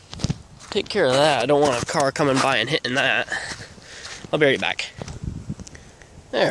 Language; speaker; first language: English; native; English